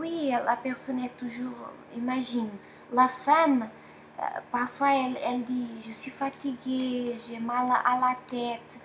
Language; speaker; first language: French; non-native, fluent; Portuguese